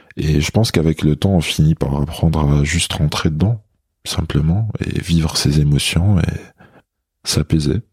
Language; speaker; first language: French; non-native, local second language; Kabyle